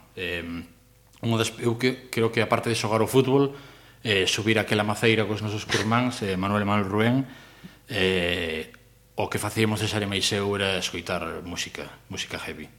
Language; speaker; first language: Galician; non-native, local second language; Spanish